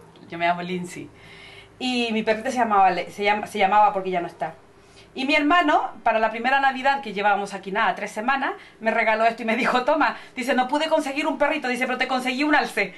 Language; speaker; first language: Spanish; native; Spanish